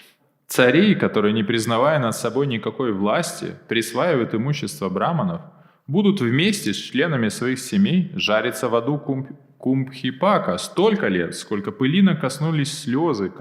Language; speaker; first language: Russian; native; Russian